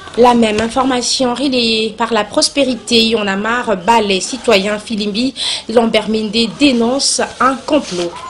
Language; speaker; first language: French; non-native, local second language; Lingala